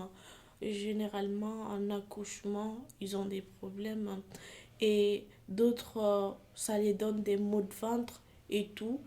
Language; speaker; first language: French; non-native, fluent; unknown